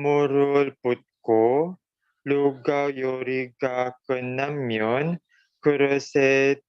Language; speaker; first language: Korean; non-native, learner; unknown